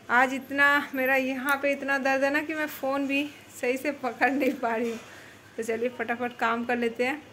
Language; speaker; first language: Hindi; non-native, local second language; Bangla